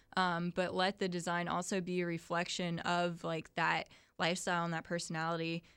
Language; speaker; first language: English; native; English